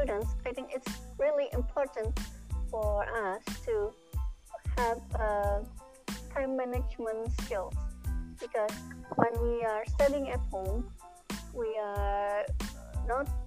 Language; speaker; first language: English; non-native, learner; Indonesian